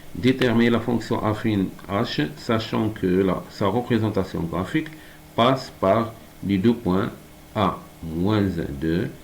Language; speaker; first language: French; non-native, local second language; Arabic